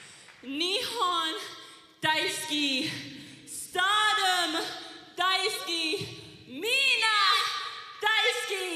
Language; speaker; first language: Japanese; non-native, learner; English